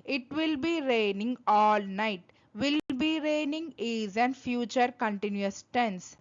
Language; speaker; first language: English; non-native, local second language; Telugu